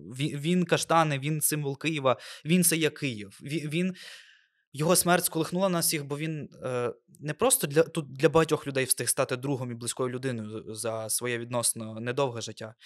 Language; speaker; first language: Ukrainian; non-native, local second language; Russian